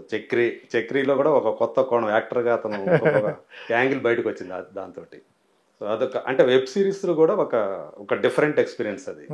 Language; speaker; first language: Telugu; native; Telugu